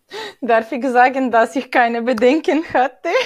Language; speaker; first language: German; non-native, fluent; Bulgarian